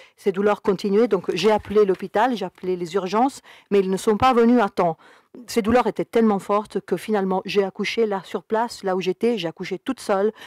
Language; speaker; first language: French; non-native, fluent; Spanish